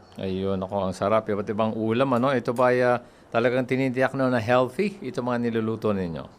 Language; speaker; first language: Filipino; native; Filipino